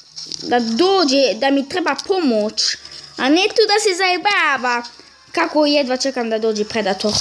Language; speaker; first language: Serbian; early bilingual, heritage; Serbian